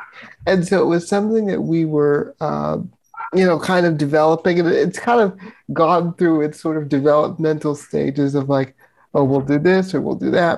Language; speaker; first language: English; native; English